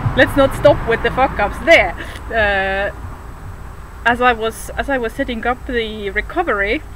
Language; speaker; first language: English; non-native, fluent; Estonian